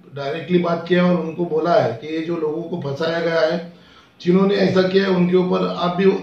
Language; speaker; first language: Hindi; non-native, local second language; Marathi